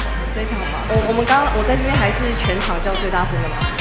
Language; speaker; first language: Chinese; native; Chinese